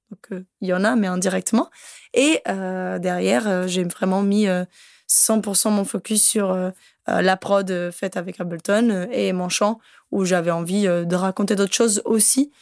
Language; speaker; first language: French; non-native, fluent; Portuguese